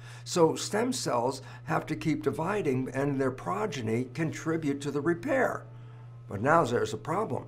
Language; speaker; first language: English; native; English